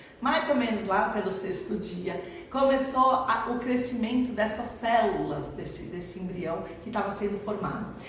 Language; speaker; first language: Portuguese; native; Portuguese